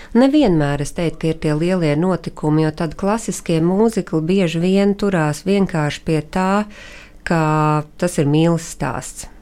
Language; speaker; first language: Latvian; native; Latvian